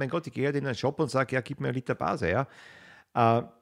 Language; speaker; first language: German; native; German